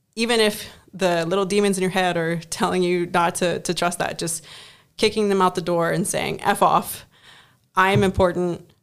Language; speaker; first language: English; non-native, fluent; German